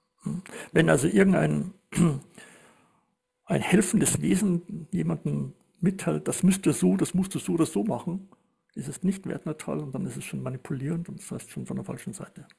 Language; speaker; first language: German; native; German